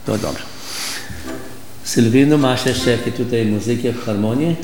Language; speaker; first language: Polish; early bilingual, heritage; Polish